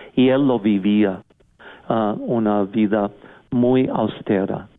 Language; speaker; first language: Spanish; non-native, fluent; English